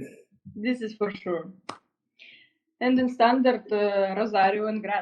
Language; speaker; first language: English; non-native, learner; Russian